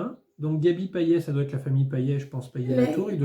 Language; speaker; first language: French; native; French